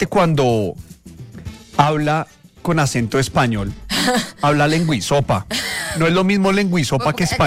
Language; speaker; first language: Spanish; native; Spanish